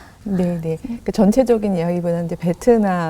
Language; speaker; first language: Korean; native; Korean